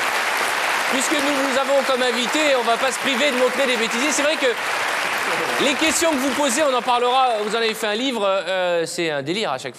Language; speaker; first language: French; native; French